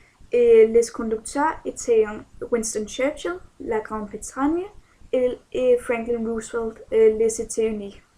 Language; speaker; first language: French; non-native, learner; Danish